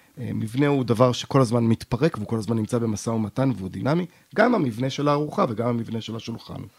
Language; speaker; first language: Hebrew; native; Hebrew